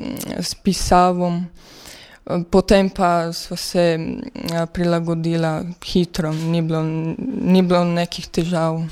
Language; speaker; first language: Slovenian; non-native, fluent; Serbian